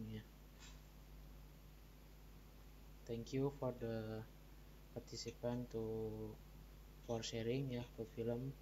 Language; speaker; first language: English; non-native, learner; Indonesian